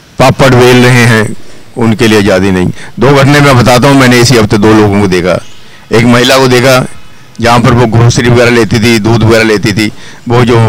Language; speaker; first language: Hindi; native; Hindi